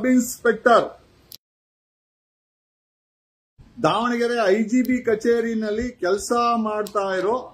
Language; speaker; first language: Kannada; native; Kannada